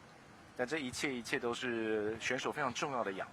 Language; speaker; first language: Chinese; native; Chinese